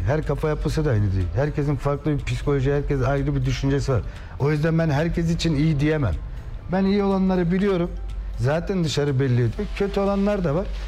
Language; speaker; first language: Turkish; native; Turkish